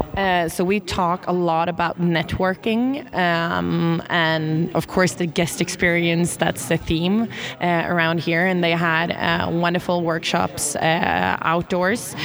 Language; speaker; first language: English; non-native, fluent; Swedish